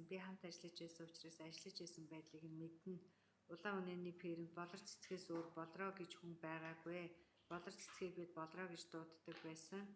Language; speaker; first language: Mongolian; native; Mongolian